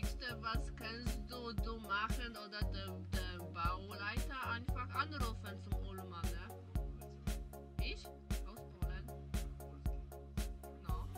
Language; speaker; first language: German; non-native, learner; Polish